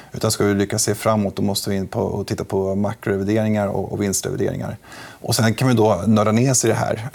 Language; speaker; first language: Swedish; native; Swedish